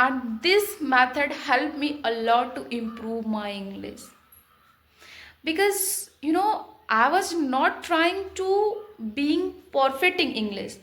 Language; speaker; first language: English; non-native, fluent; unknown